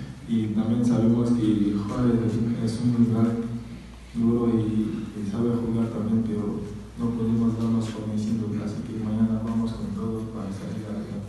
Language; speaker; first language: Spanish; non-native, fluent; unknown